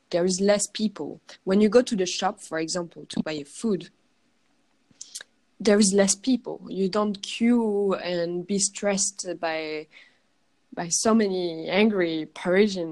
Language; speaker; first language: English; non-native, fluent; French